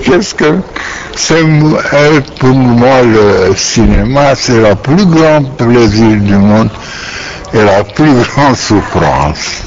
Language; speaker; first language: French; non-native, learner; Romanian